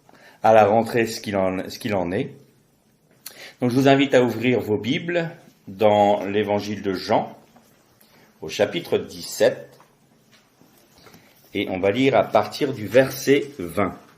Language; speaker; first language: French; native; French